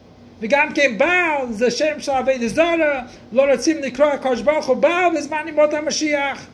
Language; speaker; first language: Hebrew; non-native, fluent; English